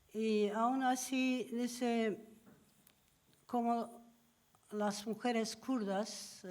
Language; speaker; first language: Spanish; non-native, learner; Turkish